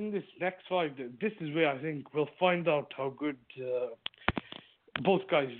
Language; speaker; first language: English; native; English